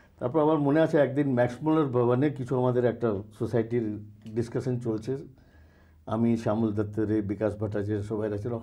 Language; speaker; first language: Bangla; non-native, fluent; Gujarati